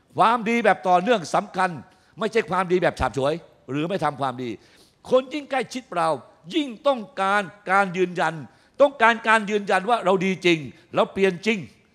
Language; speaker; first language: Thai; native; Thai